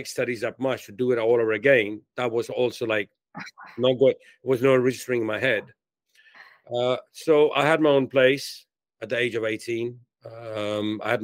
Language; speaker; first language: English; non-native, local second language; Hindi